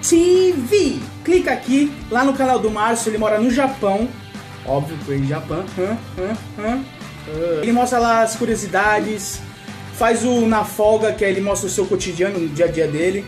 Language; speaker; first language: Portuguese; native; Portuguese